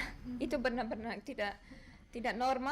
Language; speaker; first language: Indonesian; non-native, learner; English